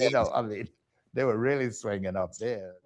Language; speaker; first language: English; native; English